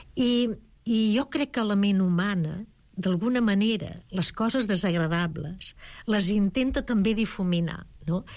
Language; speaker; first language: Catalan; native; Catalan